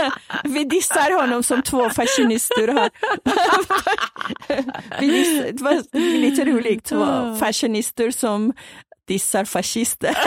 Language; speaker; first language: Swedish; non-native, fluent; Persian